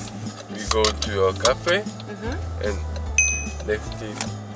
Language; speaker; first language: English; non-native, learner; Korean